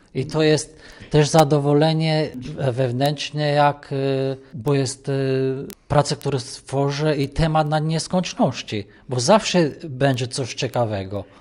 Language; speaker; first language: Polish; non-native, fluent; Romanian